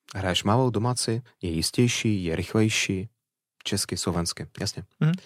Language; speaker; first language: Czech; early bilingual, other home language; Russian